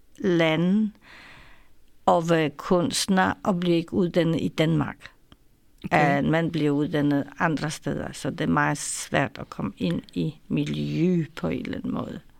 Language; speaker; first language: Danish; non-native, learner; Polish